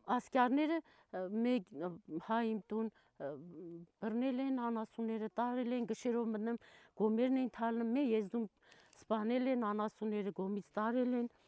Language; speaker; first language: Armenian; non-native, local second language; Kurdish